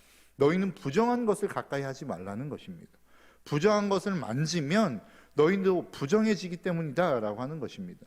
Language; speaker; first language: Korean; native; Korean